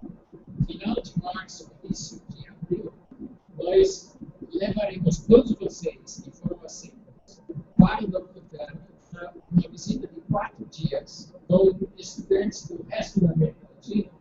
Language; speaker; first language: Portuguese; non-native, fluent; English